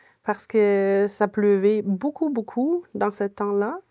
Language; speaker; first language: French; non-native, fluent; German